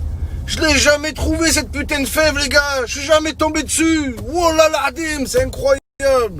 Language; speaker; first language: French; native; French